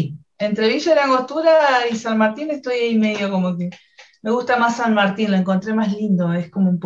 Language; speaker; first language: Spanish; native; Spanish